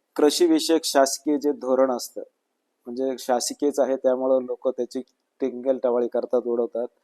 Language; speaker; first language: Marathi; native; Marathi